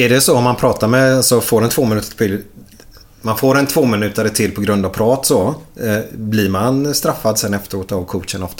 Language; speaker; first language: Swedish; native; Swedish